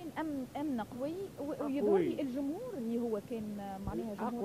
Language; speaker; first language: Arabic; native; Arabic